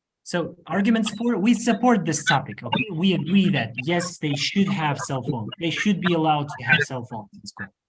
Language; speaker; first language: English; non-native, fluent; Kazakh